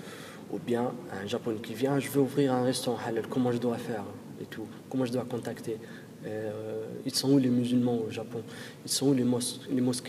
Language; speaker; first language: French; non-native, local second language; Arabic